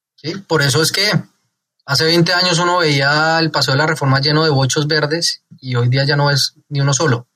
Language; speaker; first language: Spanish; native; Spanish